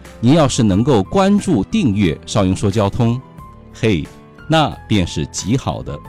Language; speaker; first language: Chinese; native; Chinese